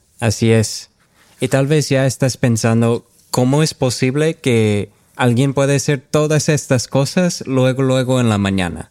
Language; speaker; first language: Spanish; non-native, fluent; English